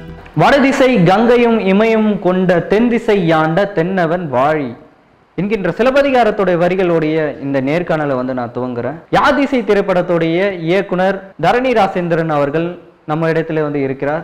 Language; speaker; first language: Tamil; native; Tamil